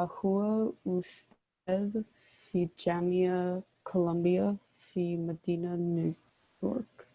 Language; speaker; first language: Arabic; non-native, learner; English